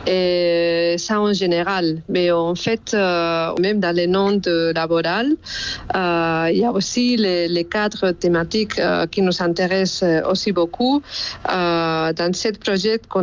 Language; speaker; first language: French; non-native, fluent; Spanish